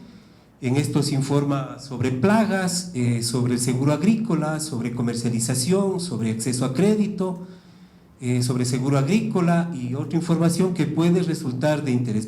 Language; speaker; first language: Spanish; native; Spanish